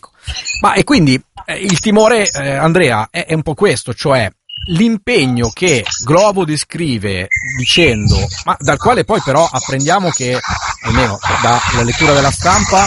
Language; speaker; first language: Italian; native; Italian